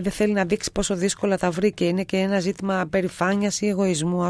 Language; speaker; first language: Greek; native; Greek